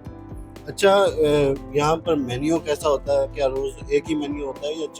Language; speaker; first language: Urdu; native; Urdu